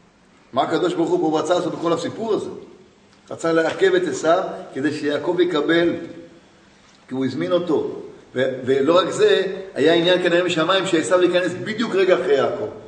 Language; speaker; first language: Hebrew; native; Hebrew